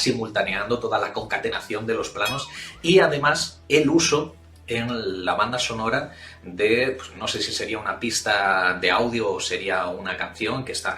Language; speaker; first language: Spanish; native; Spanish